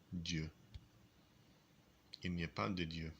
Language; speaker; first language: French; non-native, learner; English